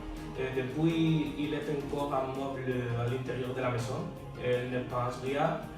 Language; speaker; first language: French; non-native, learner; Spanish